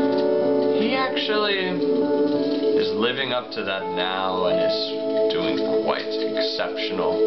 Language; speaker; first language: English; native; English